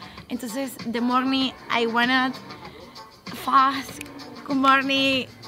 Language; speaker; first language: English; non-native, learner; Spanish